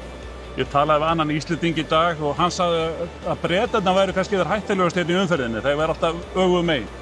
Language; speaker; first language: Icelandic; native; Icelandic